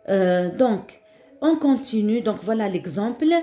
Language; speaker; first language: French; non-native, local second language; Arabic